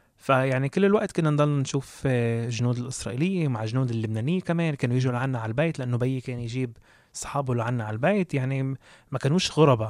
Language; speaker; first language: Arabic; native; Arabic